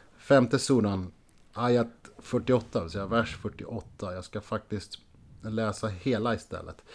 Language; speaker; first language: Swedish; native; Swedish